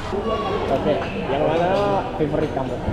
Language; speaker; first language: Indonesian; non-native, learner; English